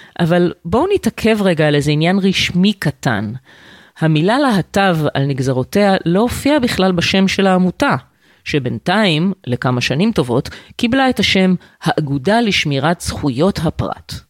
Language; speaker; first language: Hebrew; native; Hebrew